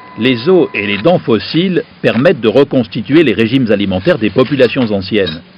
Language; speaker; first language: French; native; French